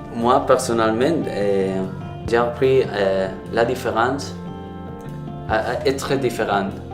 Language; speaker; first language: French; non-native, learner; Spanish